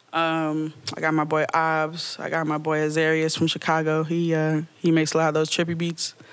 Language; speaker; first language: English; native; English